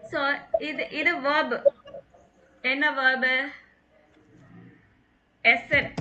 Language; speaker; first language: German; non-native, fluent; Tamil